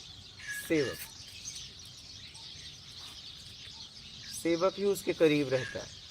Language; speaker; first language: Hindi; native; Hindi